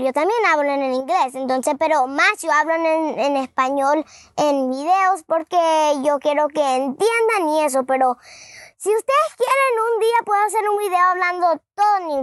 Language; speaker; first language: Spanish; early bilingual, heritage; Spanish